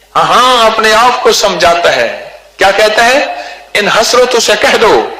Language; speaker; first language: Urdu; non-native, local second language; Punjabi